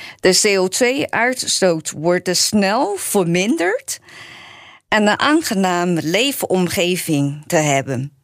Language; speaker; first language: Dutch; non-native, learner; Chinese